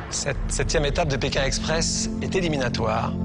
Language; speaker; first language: French; native; French